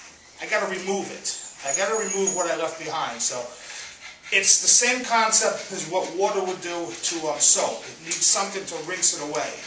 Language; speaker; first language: English; native; English